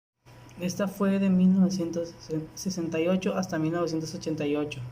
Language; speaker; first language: Spanish; native; Spanish